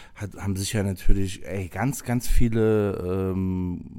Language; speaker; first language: German; native; German